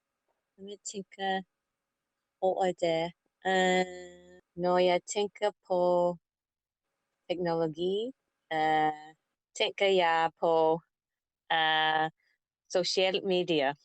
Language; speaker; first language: Danish; non-native, learner; English